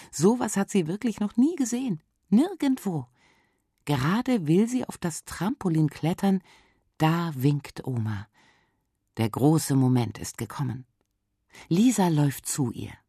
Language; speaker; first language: German; native; German